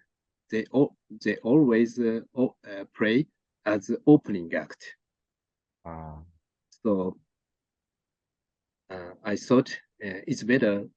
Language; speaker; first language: English; non-native, learner; Japanese